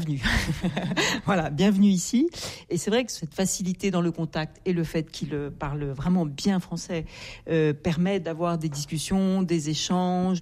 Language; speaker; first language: French; native; French